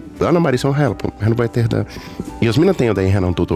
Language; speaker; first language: Finnish; non-native, fluent; Portuguese